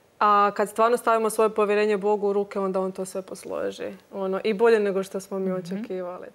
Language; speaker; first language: Croatian; native; Croatian